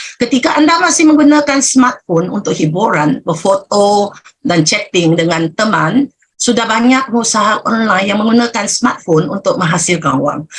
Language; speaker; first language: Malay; non-native, local second language; Chinese